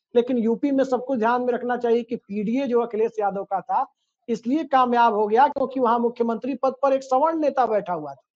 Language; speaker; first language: Hindi; native; Hindi